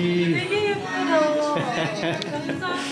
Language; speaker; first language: Korean; non-native, learner; Japanese